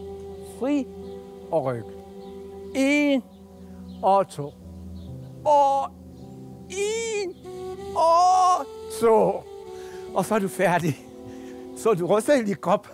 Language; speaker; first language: Danish; non-native, fluent; French